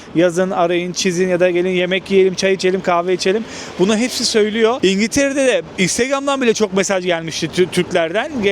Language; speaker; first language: Turkish; native; Turkish